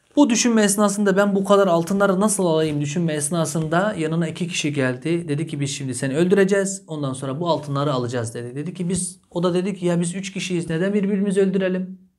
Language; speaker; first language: Turkish; early bilingual, heritage; Turkish